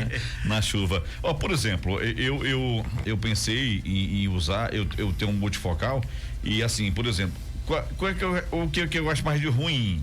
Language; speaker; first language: Portuguese; native; Portuguese